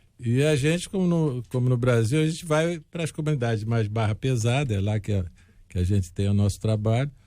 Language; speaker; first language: Portuguese; native; Portuguese